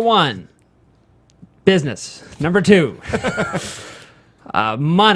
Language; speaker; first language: English; native; English